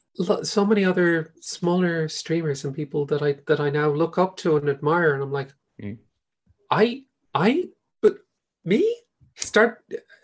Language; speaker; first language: English; native; English